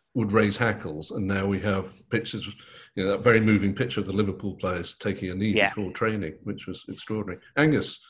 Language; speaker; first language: English; native; English